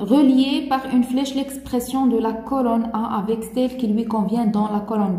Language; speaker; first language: French; non-native, local second language; Arabic